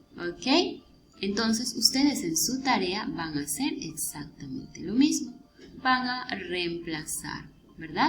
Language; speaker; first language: Spanish; native; Spanish